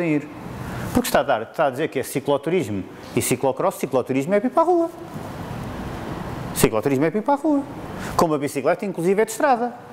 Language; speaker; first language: Portuguese; native; Portuguese